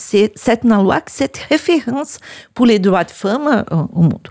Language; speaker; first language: French; non-native, learner; Portuguese